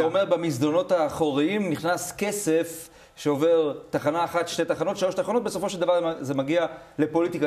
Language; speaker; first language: Hebrew; native; Hebrew